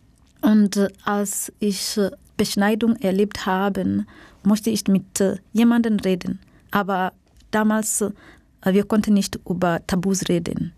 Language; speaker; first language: German; non-native, fluent; Swahili